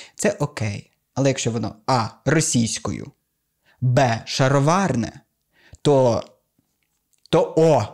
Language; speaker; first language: Ukrainian; native; Ukrainian